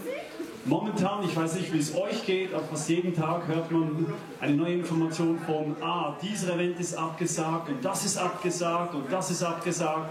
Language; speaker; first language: German; native; German